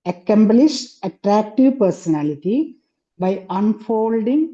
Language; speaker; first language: English; non-native, local second language; Malayalam